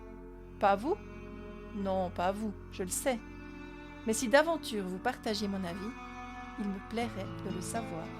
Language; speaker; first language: French; native; French